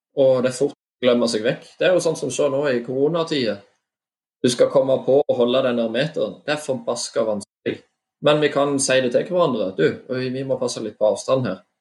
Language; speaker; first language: Norwegian; native; Norwegian